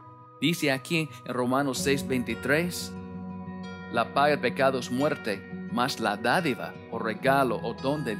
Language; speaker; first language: Spanish; non-native, learner; English